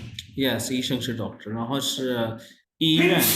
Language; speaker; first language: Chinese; non-native, fluent; Urdu